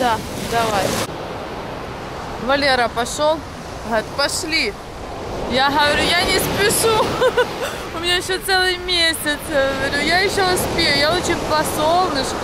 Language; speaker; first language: Russian; native; Russian